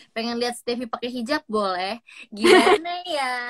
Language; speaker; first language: Indonesian; native; Indonesian